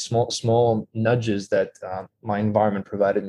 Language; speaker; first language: English; non-native, fluent; Greek